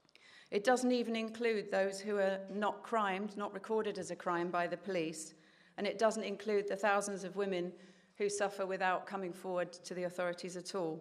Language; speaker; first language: English; native; English